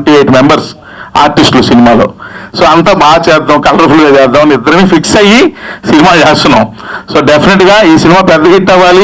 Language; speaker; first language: Telugu; native; Telugu